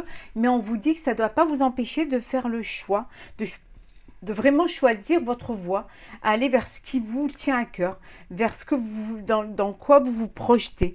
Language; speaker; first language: French; native; French